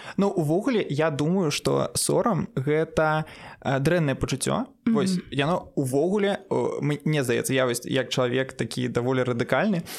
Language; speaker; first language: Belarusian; non-native, local second language; Russian